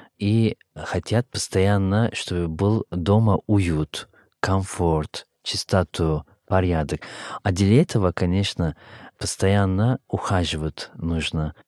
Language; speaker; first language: Russian; non-native, fluent; Turkish